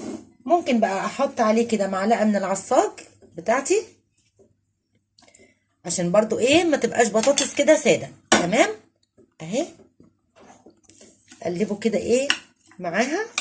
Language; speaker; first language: Arabic; native; Arabic